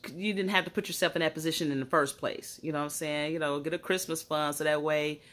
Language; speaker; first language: English; native; English